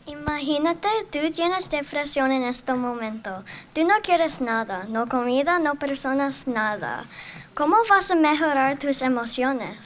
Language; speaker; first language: Spanish; non-native, learner; English